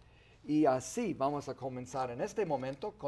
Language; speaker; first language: Spanish; non-native, fluent; English